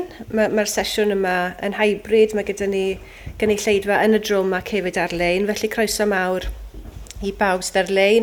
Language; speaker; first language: Welsh; native; Welsh